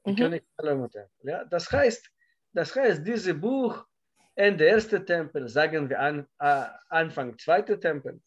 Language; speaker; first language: German; non-native, learner; Russian